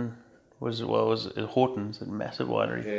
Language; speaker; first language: English; native; English